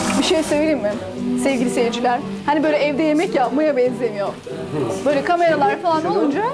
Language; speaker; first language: Turkish; native; Turkish